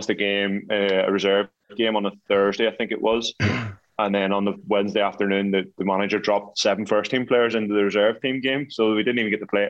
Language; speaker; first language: English; native; English